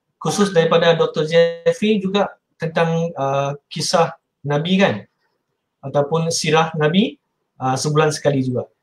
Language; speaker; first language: Malay; non-native, local second language; Chinese